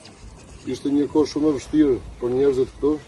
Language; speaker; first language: Albanian; non-native, learner; Italian